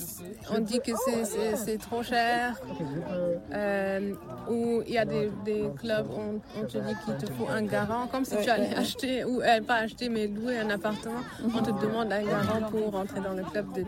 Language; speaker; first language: French; early bilingual, heritage; French